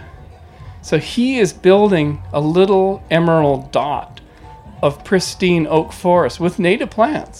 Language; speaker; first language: English; native; English